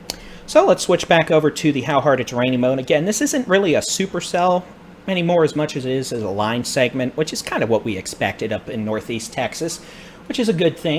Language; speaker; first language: English; native; English